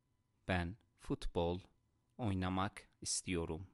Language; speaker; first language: Turkish; non-native, fluent; Persian